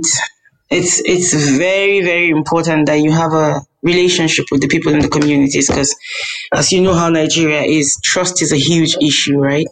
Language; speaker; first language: English; non-native, local second language; Hausa